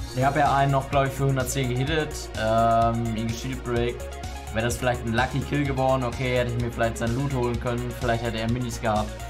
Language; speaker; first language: German; native; German